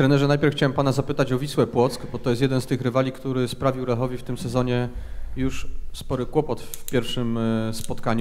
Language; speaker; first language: Polish; native; Polish